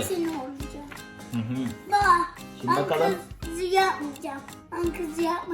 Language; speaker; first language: Turkish; early bilingual, heritage; Turkish